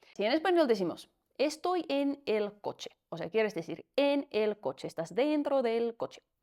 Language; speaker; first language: Spanish; non-native, fluent; Finnish